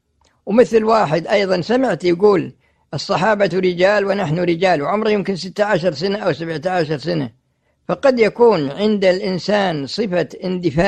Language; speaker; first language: Arabic; native; Arabic